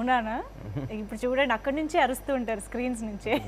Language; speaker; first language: Telugu; native; Telugu